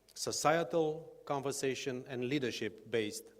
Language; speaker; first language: English; non-native, fluent; Romanian